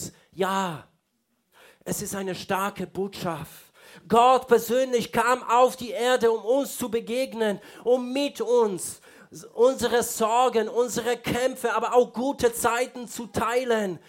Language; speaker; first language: German; non-native, fluent; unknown